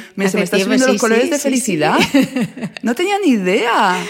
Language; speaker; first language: Spanish; native; Spanish